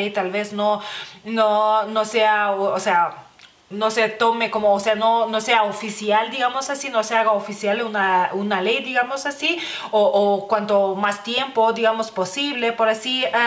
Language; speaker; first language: Spanish; non-native, fluent; Lithuanian